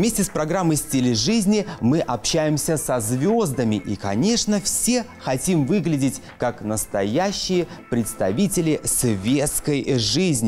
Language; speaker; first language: Russian; native; Russian